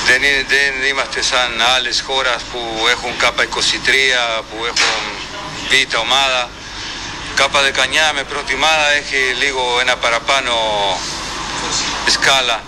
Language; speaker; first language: Greek; non-native, fluent; Spanish